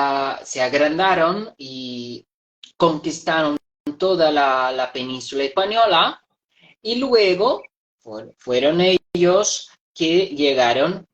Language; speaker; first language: Spanish; non-native, fluent; Portuguese